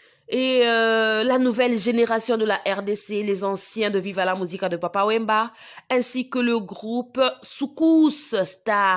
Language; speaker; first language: French; non-native, local second language; Lingala